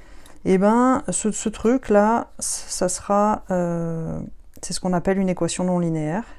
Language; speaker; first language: French; native; French